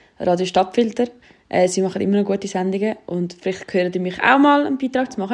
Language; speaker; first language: German; native; German